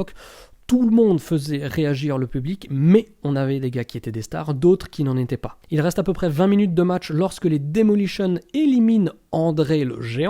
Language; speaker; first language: French; native; French